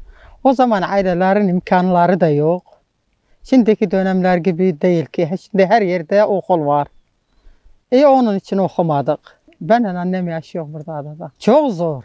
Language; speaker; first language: Turkish; non-native, local second language; Arabic